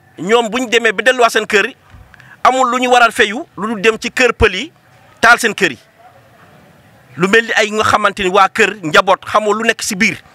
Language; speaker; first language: Wolof; non-native, local second language; Fula